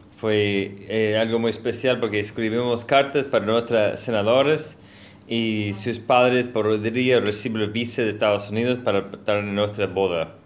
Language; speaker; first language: Spanish; non-native, learner; English